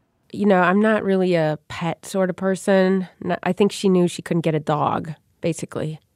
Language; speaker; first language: English; native; English